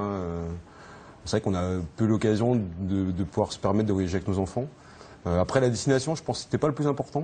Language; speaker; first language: French; native; French